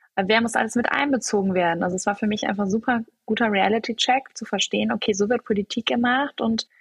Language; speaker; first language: German; native; German